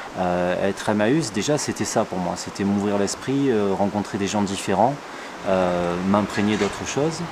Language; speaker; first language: French; native; French